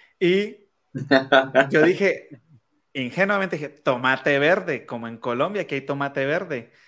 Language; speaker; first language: Spanish; native; Spanish